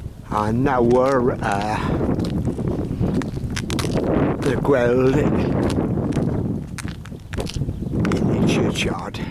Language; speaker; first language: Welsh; non-native, learner; English